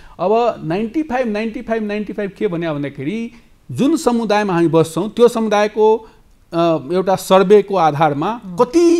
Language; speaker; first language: Nepali; non-native, local second language; Maithili